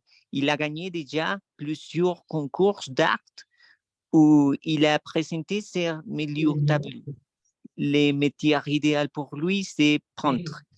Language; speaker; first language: French; non-native, learner; Spanish